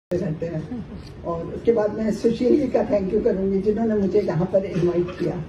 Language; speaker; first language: Hindi; native; Hindi